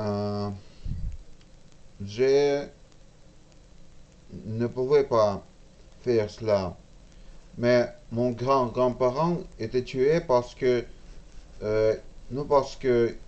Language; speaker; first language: French; non-native, learner; Russian